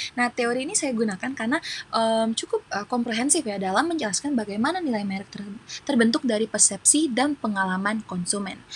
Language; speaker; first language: Indonesian; native; Indonesian